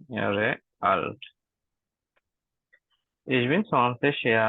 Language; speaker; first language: German; non-native, learner; Bangla